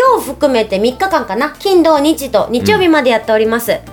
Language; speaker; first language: Japanese; native; Japanese